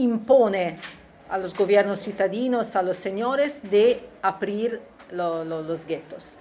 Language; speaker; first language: Spanish; non-native, learner; Italian